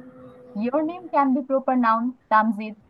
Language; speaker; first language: English; non-native, fluent; Bangla